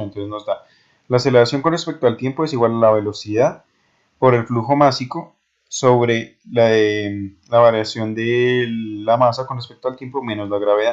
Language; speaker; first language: Spanish; native; Spanish